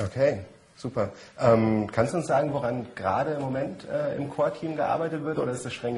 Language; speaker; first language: German; native; German